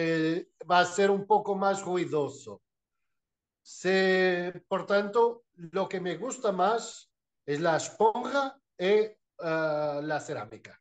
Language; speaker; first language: Spanish; non-native, fluent; Portuguese